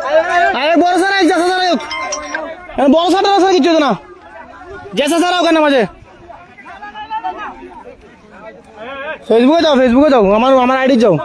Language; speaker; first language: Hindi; non-native, learner; Bangla